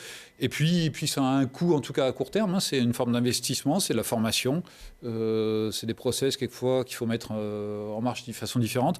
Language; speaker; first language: French; native; French